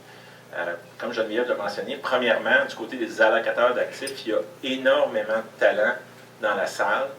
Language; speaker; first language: French; native; French